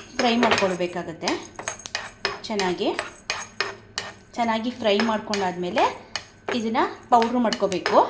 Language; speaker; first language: Kannada; native; Kannada